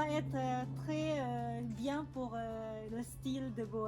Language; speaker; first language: French; non-native, learner; Indonesian